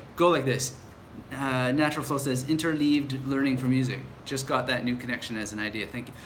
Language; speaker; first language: English; native; English